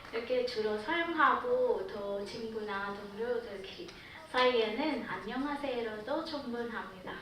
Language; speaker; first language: Korean; non-native, fluent; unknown